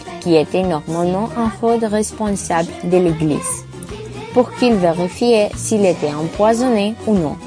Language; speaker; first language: French; non-native, learner; Catalan